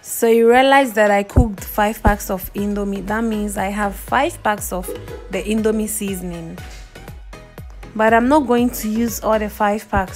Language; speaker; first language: English; non-native, local second language; Akan